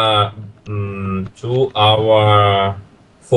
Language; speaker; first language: English; non-native, learner; Russian